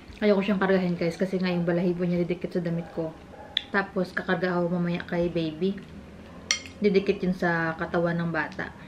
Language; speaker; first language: Filipino; non-native, local second language; Hiligaynon